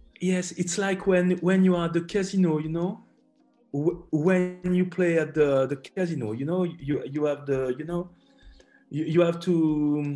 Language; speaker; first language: English; non-native, learner; French